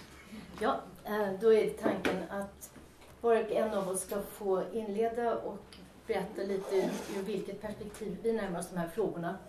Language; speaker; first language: Swedish; native; Swedish